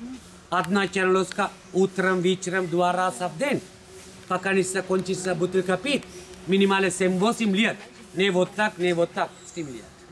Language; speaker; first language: Russian; non-native, learner; Sinhala